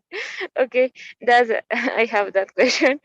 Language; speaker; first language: English; non-native, learner; Spanish